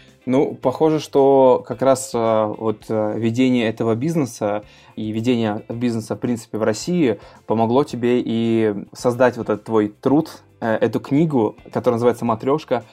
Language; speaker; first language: Russian; native; Russian